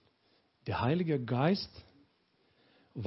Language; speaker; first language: German; non-native, learner; Lithuanian